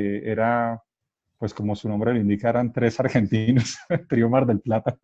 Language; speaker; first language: Spanish; native; Spanish